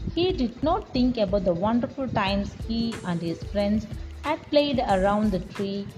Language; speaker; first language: English; non-native, local second language; Tamil